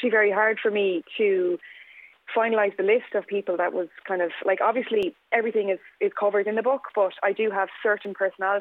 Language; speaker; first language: English; native; English